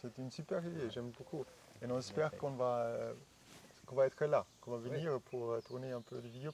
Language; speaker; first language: French; non-native, fluent; German